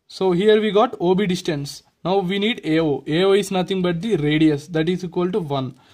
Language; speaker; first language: English; non-native, local second language; Telugu